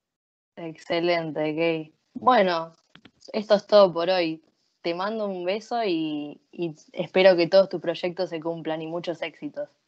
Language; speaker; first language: Spanish; native; Spanish